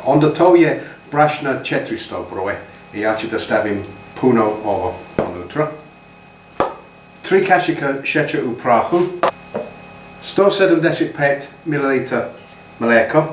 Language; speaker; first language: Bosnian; non-native, learner; English